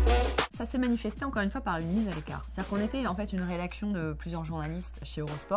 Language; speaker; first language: French; native; French